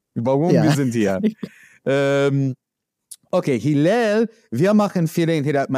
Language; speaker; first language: German; non-native, learner; English